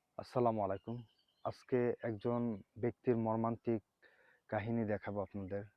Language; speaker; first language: Bangla; native; Bangla